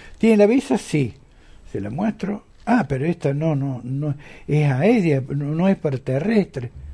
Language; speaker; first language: Spanish; native; Spanish